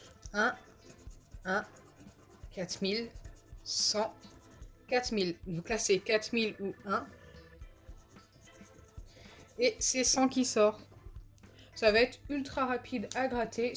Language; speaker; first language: French; native; French